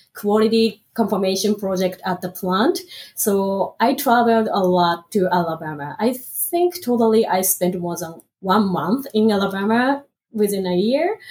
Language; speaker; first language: English; non-native, fluent; Japanese